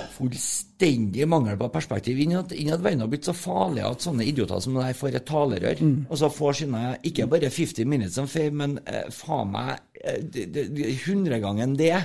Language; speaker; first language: Norwegian; native; Norwegian